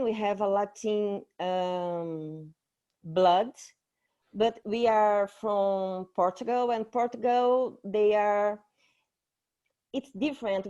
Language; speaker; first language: English; non-native, fluent; Portuguese